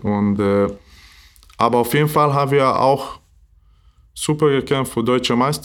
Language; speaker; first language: German; non-native, learner; Bosnian